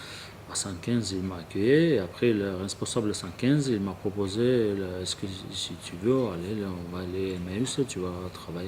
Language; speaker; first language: French; non-native, learner; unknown